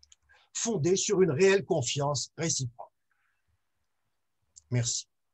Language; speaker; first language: French; native; French